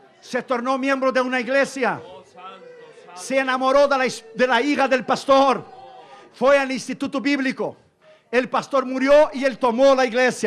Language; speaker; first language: Spanish; non-native, fluent; Portuguese